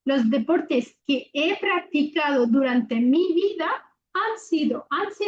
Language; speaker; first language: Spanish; non-native, learner; Bangla